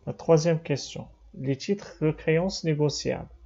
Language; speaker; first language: French; non-native, local second language; Arabic